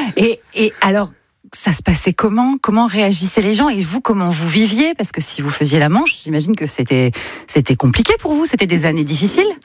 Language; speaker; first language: French; native; French